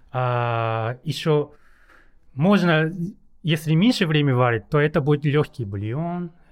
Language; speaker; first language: Russian; non-native, learner; Japanese